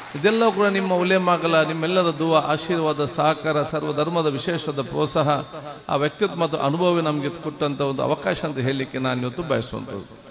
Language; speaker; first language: Kannada; non-native, local second language; Malayalam